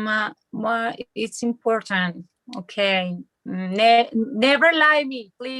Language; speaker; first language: English; non-native, learner; Spanish